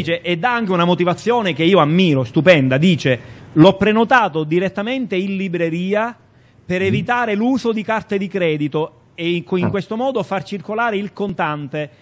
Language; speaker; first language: Italian; native; Italian